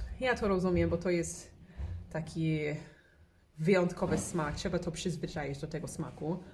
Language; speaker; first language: Polish; non-native, learner; English